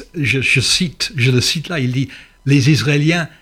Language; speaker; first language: French; non-native, fluent; English